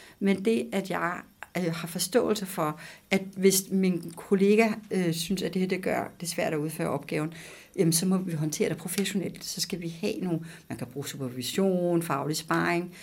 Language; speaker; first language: Danish; native; Danish